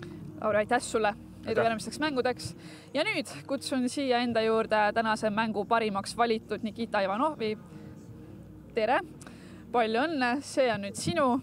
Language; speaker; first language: Estonian; native; Estonian